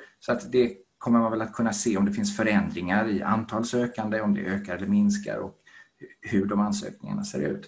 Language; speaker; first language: Swedish; native; Swedish